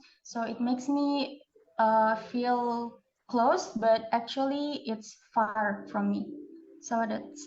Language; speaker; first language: English; non-native, learner; Indonesian